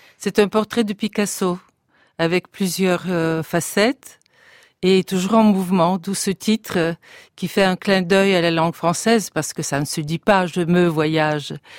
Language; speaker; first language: French; non-native, fluent; Bulgarian